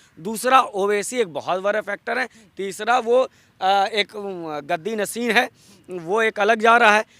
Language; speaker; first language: Hindi; non-native, local second language; Bangla